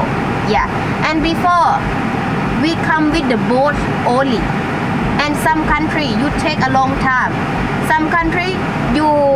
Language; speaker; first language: English; non-native, learner; Thai